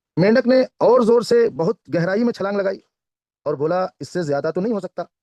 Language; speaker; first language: Hindi; non-native, local second language; Kannada